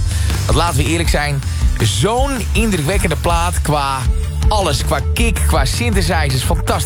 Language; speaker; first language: Dutch; native; Dutch